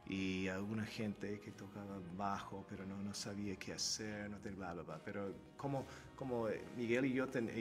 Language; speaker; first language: Spanish; non-native, fluent; Turkish